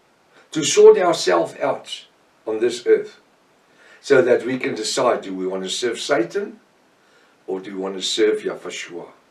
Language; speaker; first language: English; non-native, local second language; Afrikaans